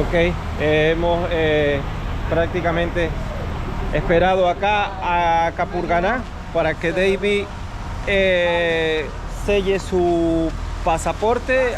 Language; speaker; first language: Spanish; native; Spanish